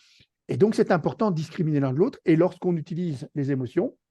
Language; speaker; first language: French; native; French